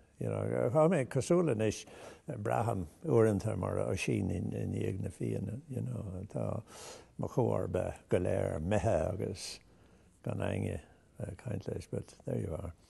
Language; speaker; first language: Irish; non-native, local second language; English